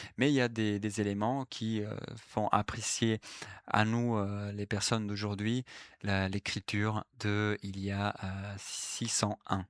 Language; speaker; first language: French; native; French